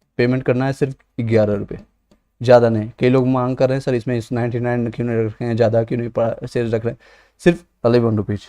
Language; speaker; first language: Hindi; native; Hindi